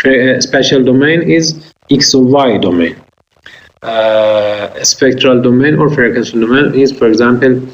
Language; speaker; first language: English; non-native, fluent; Persian